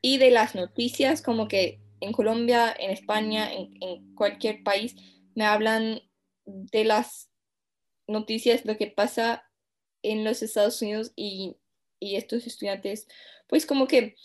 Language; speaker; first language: Spanish; non-native, fluent; English